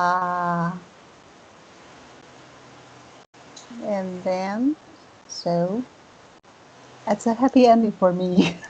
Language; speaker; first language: English; non-native, learner; Chinese